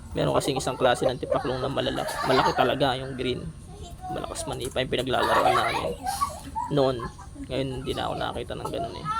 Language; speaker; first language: Filipino; non-native, local second language; Iloko